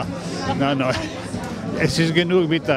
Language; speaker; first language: German; non-native, fluent; French